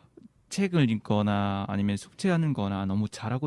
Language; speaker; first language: Korean; non-native, fluent; Vietnamese